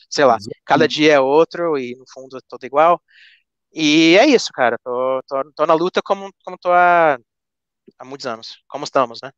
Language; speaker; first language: Portuguese; non-native, fluent; English